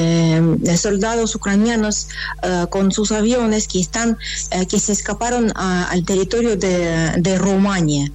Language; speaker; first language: Spanish; non-native, fluent; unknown